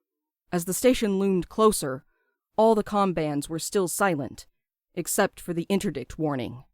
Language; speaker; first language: English; native; English